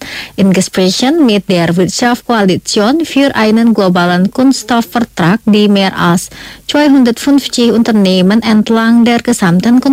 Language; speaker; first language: German; non-native, fluent; Indonesian